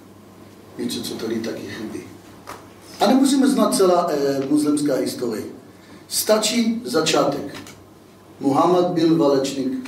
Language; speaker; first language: Czech; non-native, fluent; Hebrew